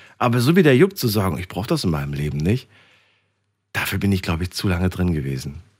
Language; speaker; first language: German; native; German